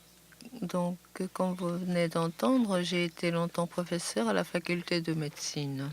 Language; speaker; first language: French; non-native, fluent; Japanese